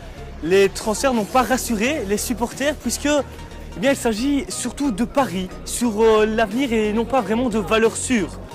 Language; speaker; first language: French; native; French